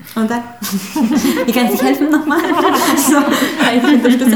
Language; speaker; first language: German; non-native, fluent; Spanish